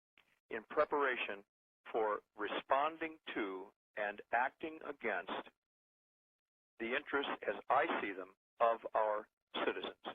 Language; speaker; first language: English; native; English